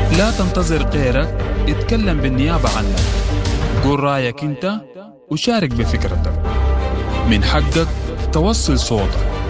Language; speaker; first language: Arabic; native; Arabic